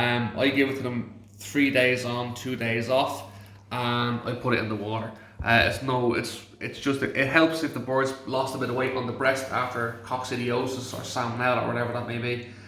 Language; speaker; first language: English; native; English